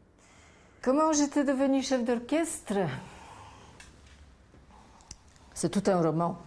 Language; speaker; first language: French; non-native, fluent; Polish